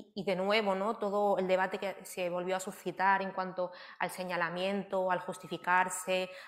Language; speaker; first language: Spanish; native; Spanish